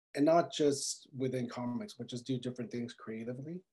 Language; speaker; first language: English; native; English